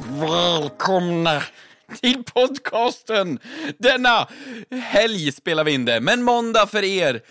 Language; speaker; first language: Swedish; native; Swedish